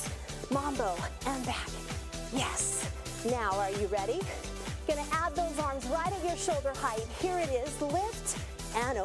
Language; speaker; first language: English; native; English